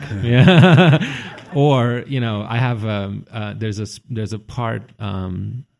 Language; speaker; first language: English; early bilingual, other home language; Russian